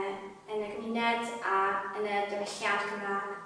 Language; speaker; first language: Welsh; non-native, fluent; English